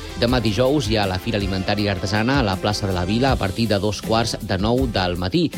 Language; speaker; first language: Catalan; native; Catalan